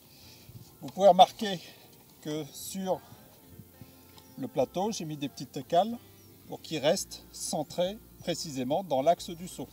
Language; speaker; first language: French; native; French